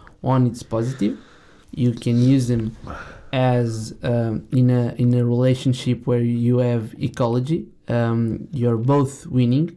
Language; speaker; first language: English; non-native, fluent; Portuguese